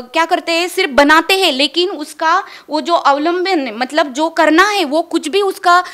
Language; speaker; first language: Hindi; non-native, local second language; Marathi